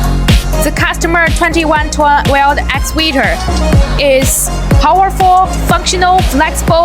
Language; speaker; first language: English; non-native, learner; Chinese